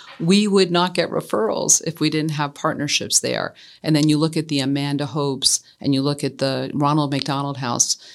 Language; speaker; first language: English; native; English